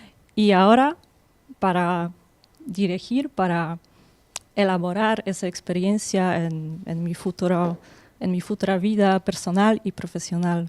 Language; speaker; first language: Spanish; non-native, fluent; Polish